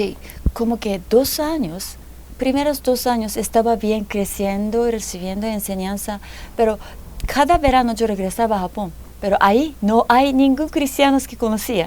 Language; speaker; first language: Spanish; non-native, fluent; Japanese